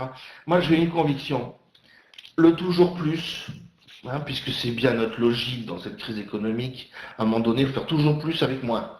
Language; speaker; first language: French; native; French